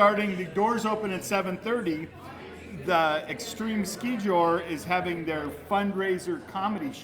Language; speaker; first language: English; native; English